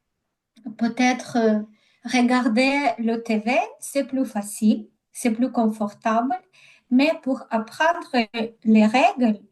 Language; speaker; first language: French; non-native, learner; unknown